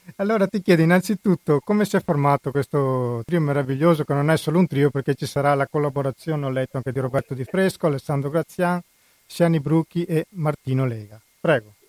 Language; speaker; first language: Italian; native; Italian